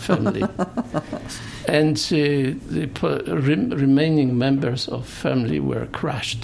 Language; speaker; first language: English; non-native, fluent; Polish